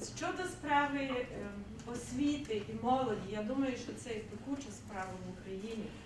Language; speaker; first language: Ukrainian; early bilingual, heritage; Ukrainian